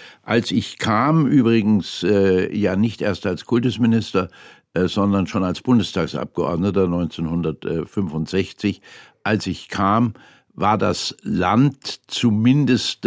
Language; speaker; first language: German; native; German